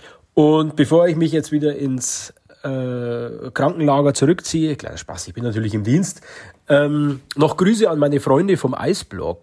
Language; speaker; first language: German; native; German